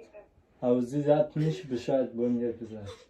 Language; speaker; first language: German; non-native, learner; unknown